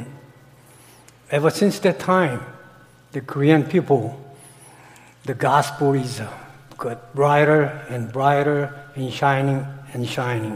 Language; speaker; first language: English; non-native, fluent; Korean